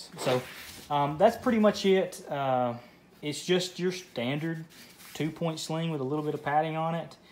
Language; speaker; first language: English; native; English